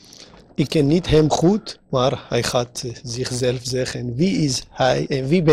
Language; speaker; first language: Dutch; non-native, learner; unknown